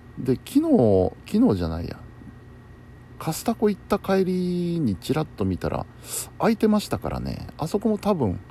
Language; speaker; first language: Japanese; native; Japanese